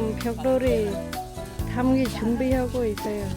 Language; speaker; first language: Korean; non-native, fluent; Khmer